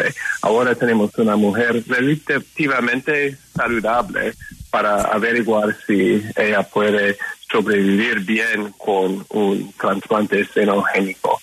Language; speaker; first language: Spanish; non-native, fluent; English